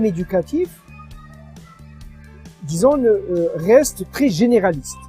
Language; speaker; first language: French; non-native, local second language; Arabic